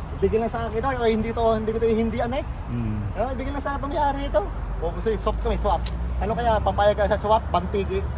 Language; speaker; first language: Filipino; native; Filipino